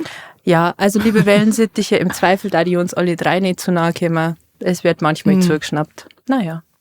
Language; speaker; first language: German; native; German